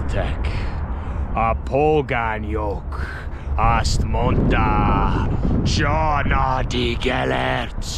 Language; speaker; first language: Hungarian; non-native, learner; English